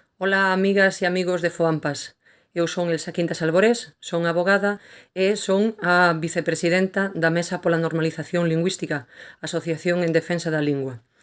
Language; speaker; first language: Galician; native; Galician